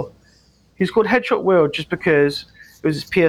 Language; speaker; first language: English; native; English